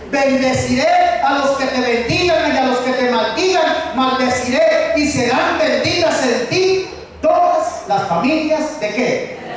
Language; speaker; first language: Spanish; native; Spanish